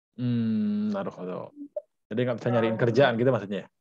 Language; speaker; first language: Indonesian; native; Indonesian